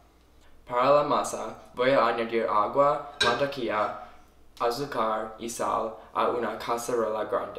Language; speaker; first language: Spanish; non-native, learner; English